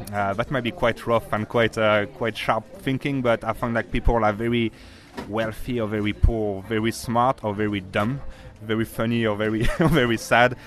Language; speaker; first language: English; non-native, fluent; French